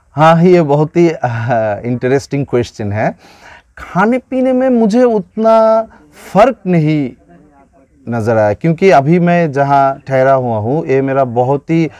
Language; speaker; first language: Hindi; non-native, fluent; Bangla